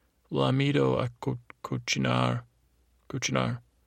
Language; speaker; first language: Spanish; non-native, learner; English